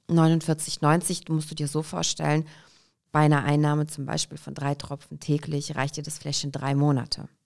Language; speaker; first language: German; early bilingual, other home language; Russian